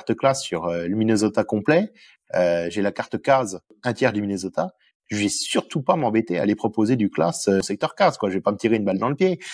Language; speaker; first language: French; native; French